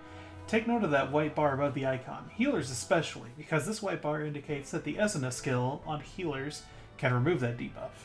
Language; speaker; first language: English; native; English